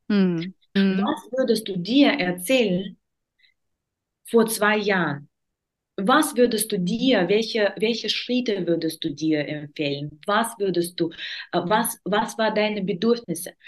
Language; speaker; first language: German; non-native, learner; Russian